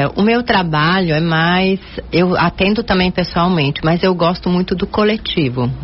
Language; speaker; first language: Portuguese; non-native, fluent; Italian